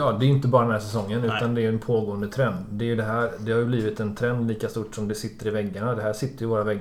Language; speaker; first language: Swedish; native; Swedish